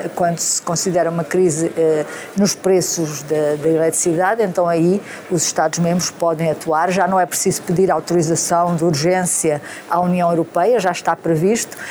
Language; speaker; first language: Portuguese; native; Portuguese